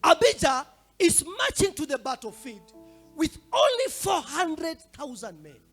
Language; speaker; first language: English; non-native, local second language; Swahili